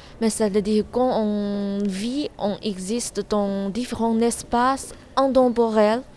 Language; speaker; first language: French; non-native, learner; Chinese